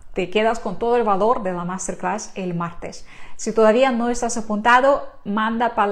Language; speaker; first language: Spanish; non-native, fluent; Ukrainian